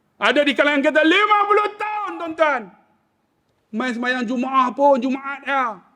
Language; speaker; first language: Malay; native; Malay